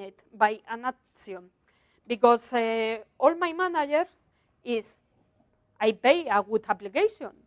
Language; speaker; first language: English; non-native, learner; Spanish